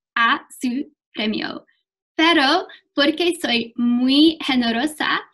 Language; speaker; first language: Spanish; non-native, fluent; English